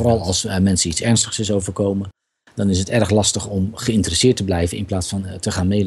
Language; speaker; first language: Dutch; native; Dutch